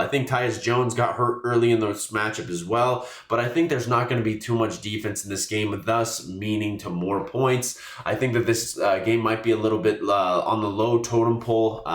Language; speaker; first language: English; native; English